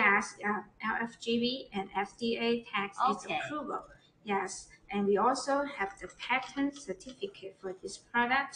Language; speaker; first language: English; non-native, learner; Chinese